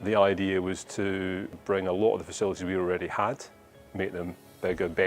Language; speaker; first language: English; native; English